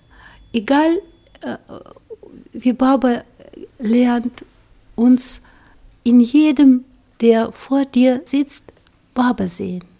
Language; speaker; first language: German; non-native, fluent; Russian